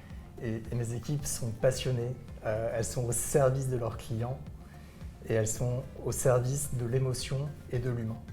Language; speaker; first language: French; native; French